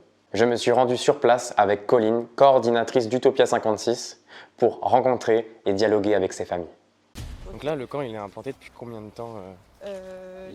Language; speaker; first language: French; native; French